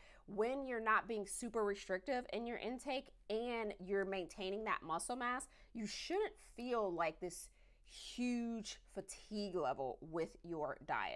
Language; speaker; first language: English; native; English